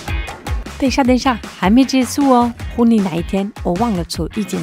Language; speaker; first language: Chinese; non-native, fluent; French